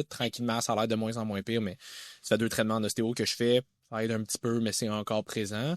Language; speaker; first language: French; native; French